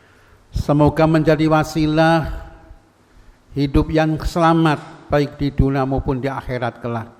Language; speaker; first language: Indonesian; native; Indonesian